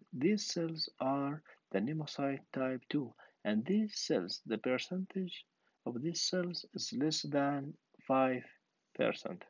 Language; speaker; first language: English; non-native, fluent; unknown